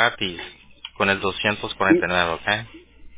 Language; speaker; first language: Spanish; early bilingual, heritage; Spanish